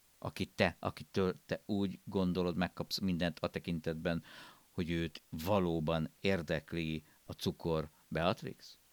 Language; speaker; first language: Hungarian; native; Hungarian